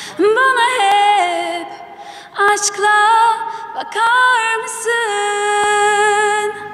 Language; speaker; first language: Turkish; early bilingual, heritage; Turkish